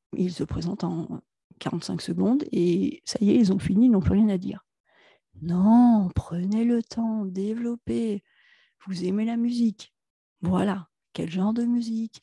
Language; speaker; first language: French; native; French